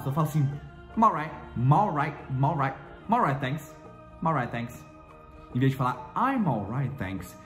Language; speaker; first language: English; non-native, fluent; Portuguese